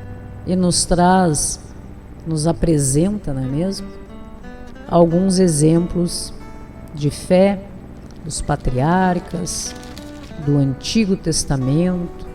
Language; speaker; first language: Portuguese; native; Portuguese